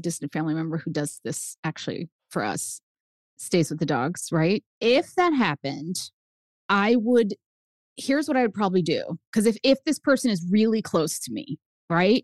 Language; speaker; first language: English; early bilingual, other home language; Spanish